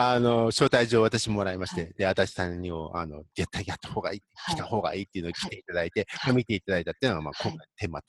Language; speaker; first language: Japanese; native; Japanese